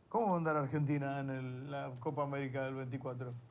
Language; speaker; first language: Spanish; native; Spanish